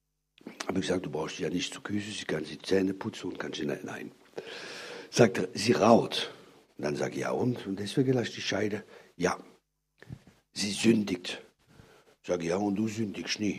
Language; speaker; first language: German; non-native, fluent; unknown